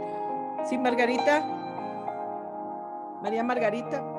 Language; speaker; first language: Spanish; native; Spanish